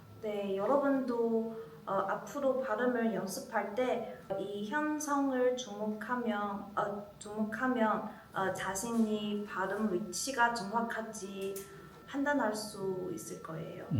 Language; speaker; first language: Korean; non-native, learner; Chinese